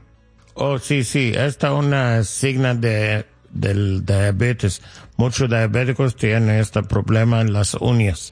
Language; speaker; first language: Spanish; non-native, learner; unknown